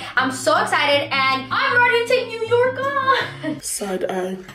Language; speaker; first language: English; native; English